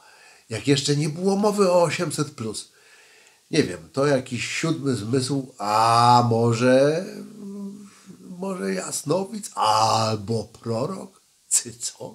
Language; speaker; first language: Polish; native; Polish